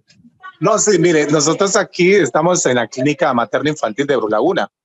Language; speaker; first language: Spanish; native; Spanish